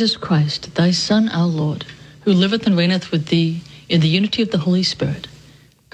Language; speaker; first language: English; native; English